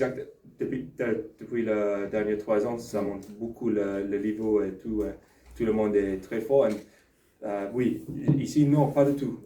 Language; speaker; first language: French; non-native, learner; English